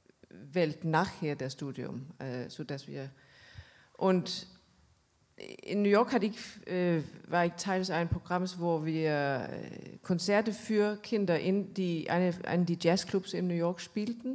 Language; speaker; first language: German; non-native, fluent; Danish